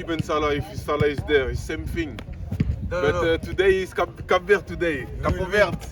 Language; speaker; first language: English; non-native, learner; Portuguese